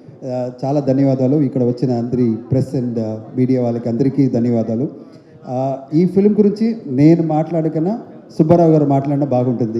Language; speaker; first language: Telugu; non-native, learner; Tamil